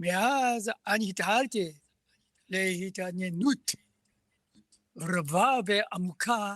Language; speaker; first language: Hebrew; non-native, learner; Japanese